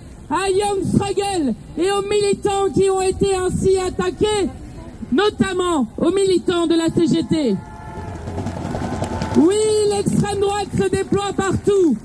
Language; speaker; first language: French; native; French